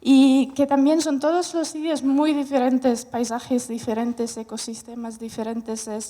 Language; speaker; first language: Spanish; non-native, fluent; Russian